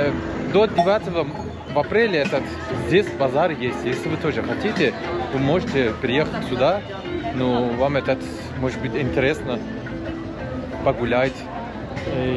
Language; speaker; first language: Russian; non-native, learner; Turkish